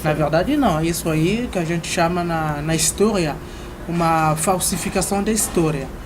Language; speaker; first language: Portuguese; non-native, fluent; Kongo